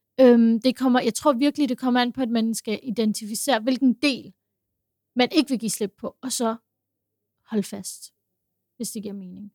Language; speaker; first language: Danish; early bilingual, other home language; Urdu